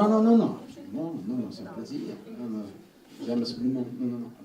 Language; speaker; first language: French; non-native, learner; Italian